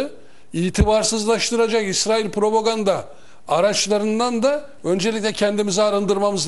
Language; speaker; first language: Turkish; native; Turkish